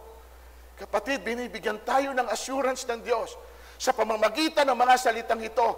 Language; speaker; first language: Filipino; native; Filipino